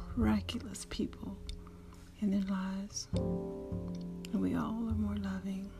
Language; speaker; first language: English; native; English